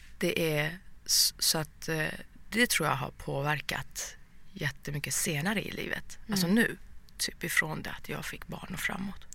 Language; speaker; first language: Swedish; early bilingual, other home language; Persian